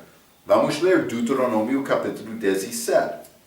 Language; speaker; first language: Portuguese; non-native, fluent; English